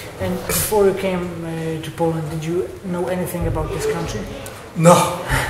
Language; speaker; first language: English; non-native, fluent; Polish